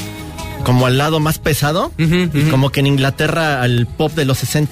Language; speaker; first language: Spanish; native; Spanish